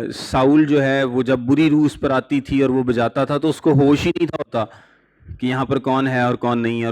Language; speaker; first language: Urdu; non-native, local second language; Punjabi